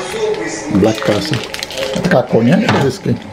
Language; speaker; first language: Russian; non-native, learner; Hindi